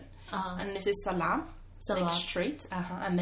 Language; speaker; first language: English; non-native, fluent; Malagasy